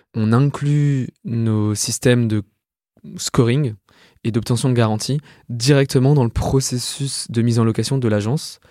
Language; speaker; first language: French; native; French